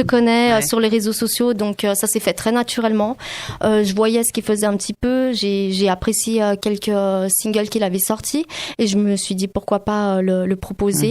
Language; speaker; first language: French; native; French